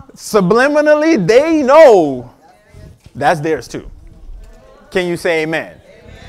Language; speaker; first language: English; native; English